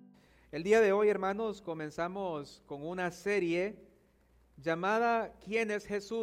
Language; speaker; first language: Spanish; native; Spanish